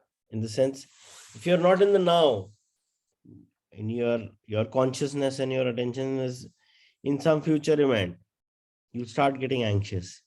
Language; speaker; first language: English; non-native, local second language; Hindi